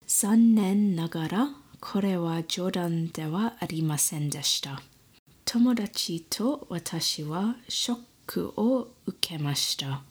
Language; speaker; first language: Japanese; non-native, learner; English